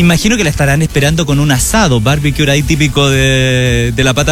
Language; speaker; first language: Spanish; native; Spanish